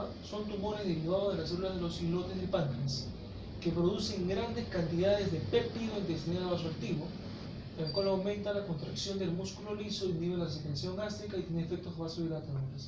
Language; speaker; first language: Spanish; native; Spanish